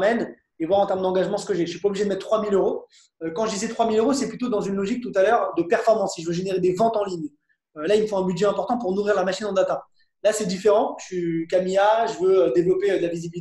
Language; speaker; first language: French; native; French